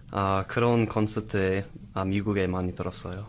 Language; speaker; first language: Korean; non-native, learner; English